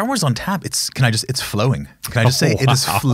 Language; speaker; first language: English; native; English